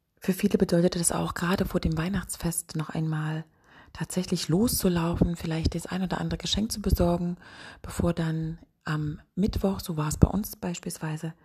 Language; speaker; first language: German; native; German